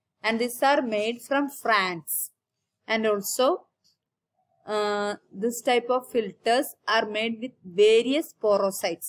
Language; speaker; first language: English; non-native, local second language; Malayalam